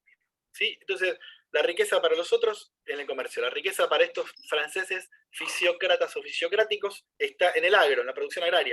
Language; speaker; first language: Spanish; native; Spanish